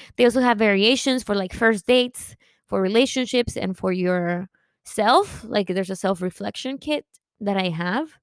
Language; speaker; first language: English; early bilingual, other home language; Spanish